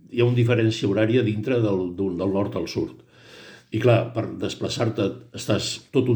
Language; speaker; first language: Catalan; native; Catalan